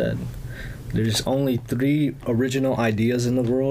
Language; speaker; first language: English; early bilingual, other home language; Spanish